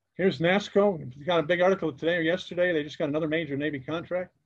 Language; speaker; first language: English; native; English